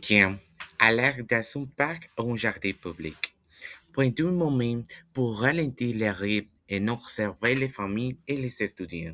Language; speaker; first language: French; non-native, learner; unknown